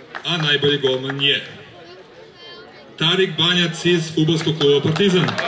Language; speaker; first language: Croatian; native; Croatian